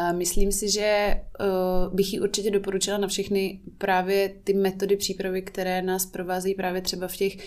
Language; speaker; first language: Czech; native; Czech